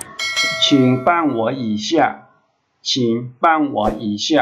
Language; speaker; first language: Chinese; non-native, fluent; Khmer